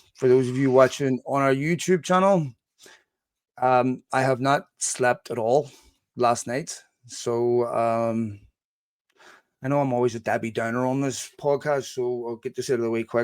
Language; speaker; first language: English; native; English